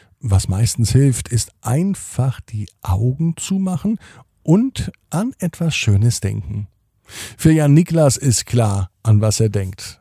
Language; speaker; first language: German; native; German